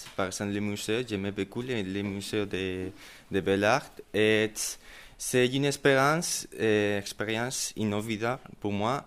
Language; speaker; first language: French; non-native, learner; Spanish